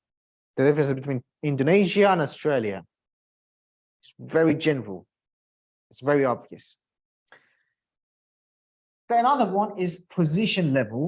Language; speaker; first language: English; non-native, fluent; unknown